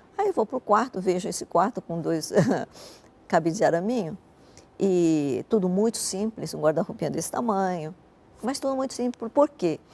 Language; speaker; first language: Portuguese; early bilingual, other home language; Japanese